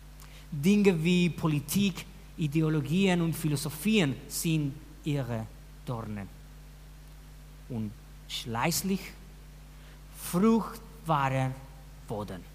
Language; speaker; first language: German; non-native, fluent; Spanish